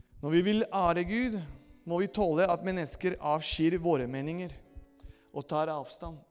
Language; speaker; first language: Norwegian; non-native, fluent; Spanish